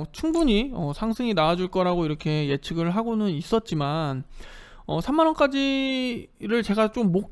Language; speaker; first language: Korean; native; Korean